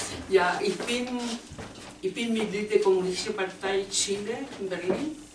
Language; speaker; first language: German; non-native, learner; Spanish